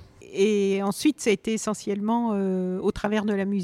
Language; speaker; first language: French; native; French